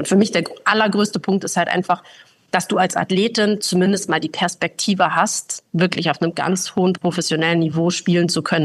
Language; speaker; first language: German; native; German